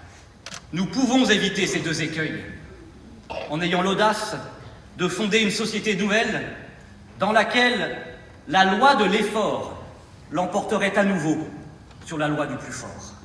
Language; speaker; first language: French; native; French